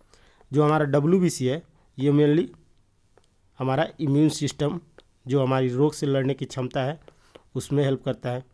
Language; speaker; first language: Hindi; native; Hindi